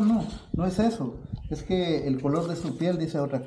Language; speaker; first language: Spanish; native; Spanish